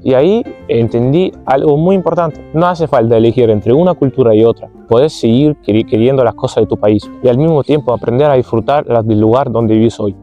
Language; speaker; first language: Spanish; non-native, fluent; Ukrainian